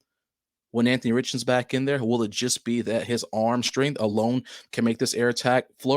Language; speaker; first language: English; native; English